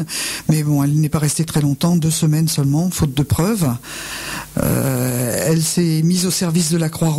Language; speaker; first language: French; native; French